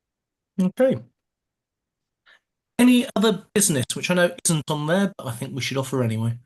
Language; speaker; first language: English; native; English